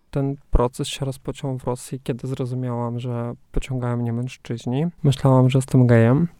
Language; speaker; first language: Polish; non-native, fluent; Russian